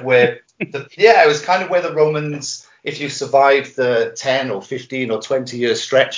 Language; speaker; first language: English; native; English